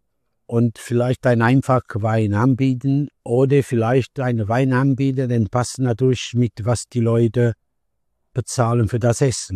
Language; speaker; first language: German; non-native, learner; Italian